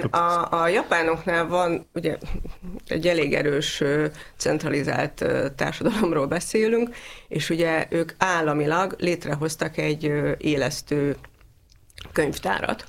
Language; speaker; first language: Hungarian; native; Hungarian